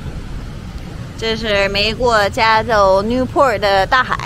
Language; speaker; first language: Chinese; native; Chinese